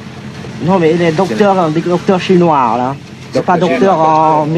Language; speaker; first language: French; non-native, local second language; Vietnamese